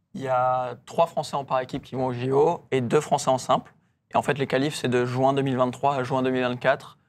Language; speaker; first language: French; native; French